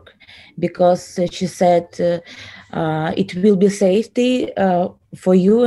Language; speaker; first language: English; non-native, learner; Ukrainian